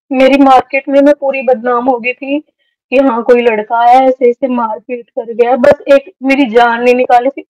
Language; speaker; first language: Hindi; native; Hindi